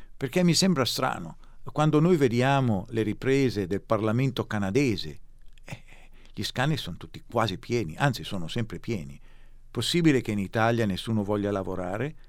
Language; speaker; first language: Italian; native; Italian